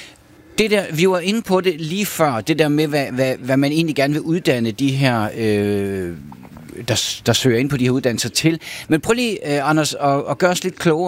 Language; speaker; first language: Danish; native; Danish